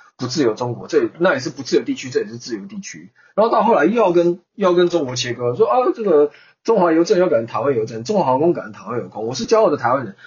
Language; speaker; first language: Chinese; native; Chinese